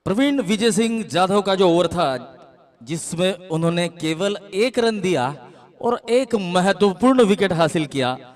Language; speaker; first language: Hindi; non-native, local second language; Marathi